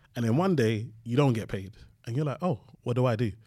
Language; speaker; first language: English; early bilingual, other home language; Yoruba